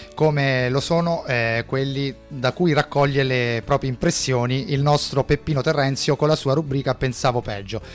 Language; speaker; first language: Italian; non-native, fluent; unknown